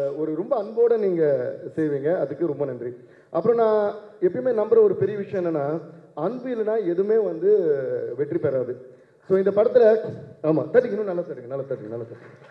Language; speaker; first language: Tamil; non-native, local second language; Telugu